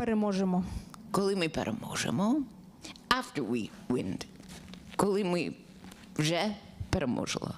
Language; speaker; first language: Ukrainian; non-native, learner; English